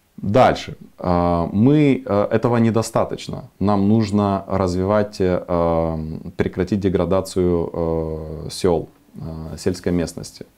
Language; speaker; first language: Russian; non-native, local second language; Romanian